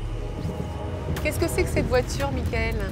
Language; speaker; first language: French; native; French